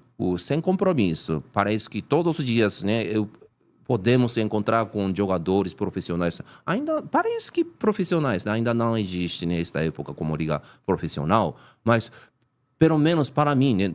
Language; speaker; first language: Portuguese; non-native, learner; Japanese